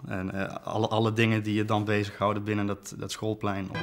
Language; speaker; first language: Dutch; native; Dutch